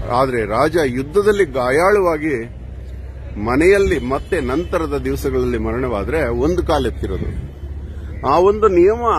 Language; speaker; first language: Kannada; native; Kannada